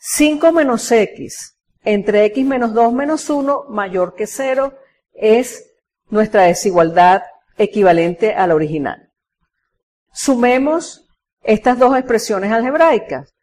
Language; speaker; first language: Spanish; native; Spanish